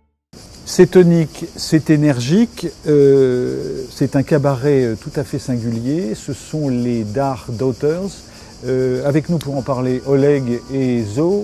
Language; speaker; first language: French; native; French